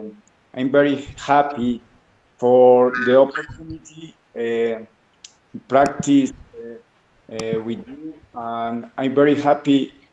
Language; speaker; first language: English; non-native, learner; Spanish